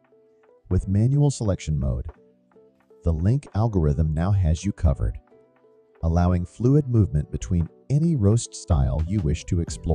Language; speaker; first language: English; native; English